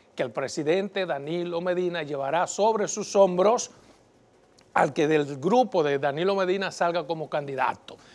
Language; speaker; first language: Spanish; native; Spanish